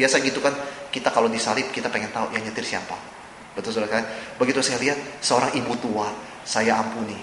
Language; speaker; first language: Indonesian; native; Indonesian